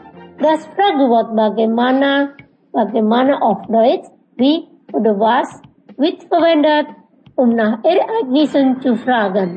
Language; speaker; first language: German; non-native, fluent; Indonesian